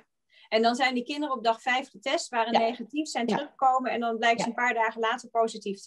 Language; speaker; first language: Dutch; native; Dutch